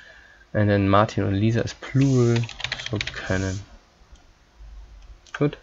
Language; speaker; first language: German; non-native, fluent; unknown